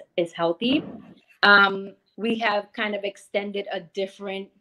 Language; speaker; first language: English; native; English